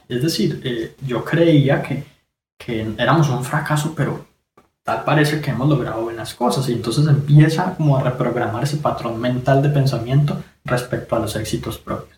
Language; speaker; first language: Spanish; native; Spanish